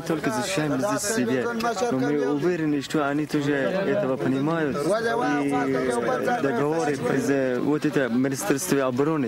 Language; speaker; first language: Russian; non-native, learner; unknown